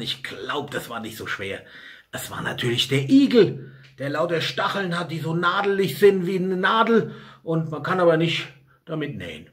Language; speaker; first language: German; native; German